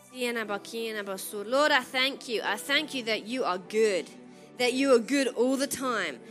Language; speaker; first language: English; native; English